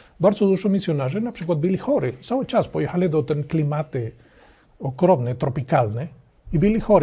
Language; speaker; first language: Polish; non-native, learner; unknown